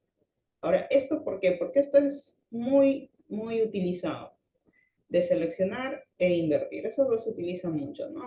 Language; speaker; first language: Spanish; native; Spanish